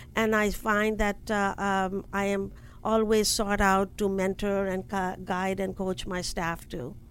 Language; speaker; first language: English; non-native, local second language; Hindi